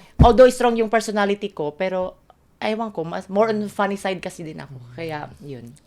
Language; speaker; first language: Filipino; non-native, local second language; Waray